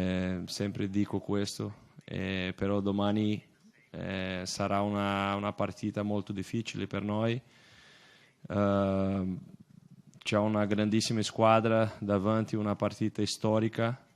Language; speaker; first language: Italian; non-native, fluent; Portuguese